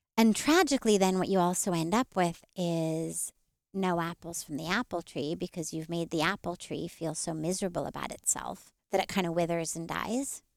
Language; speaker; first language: English; native; English